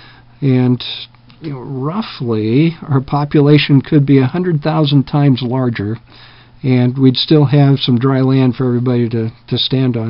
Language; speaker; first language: English; native; English